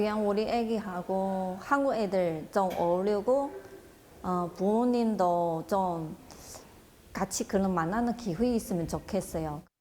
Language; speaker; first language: Korean; non-native, fluent; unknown